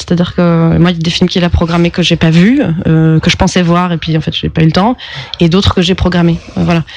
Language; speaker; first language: French; native; French